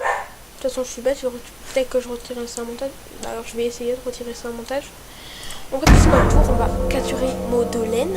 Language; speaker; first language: French; native; French